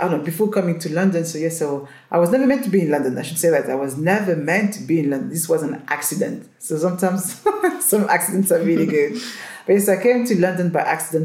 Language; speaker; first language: English; non-native, fluent; French